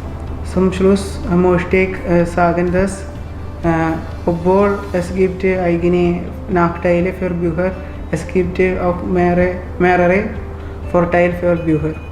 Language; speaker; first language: German; non-native, learner; Malayalam